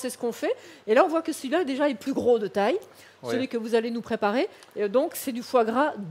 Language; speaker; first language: French; native; French